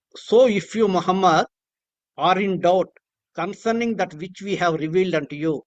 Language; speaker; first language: English; non-native, local second language; Telugu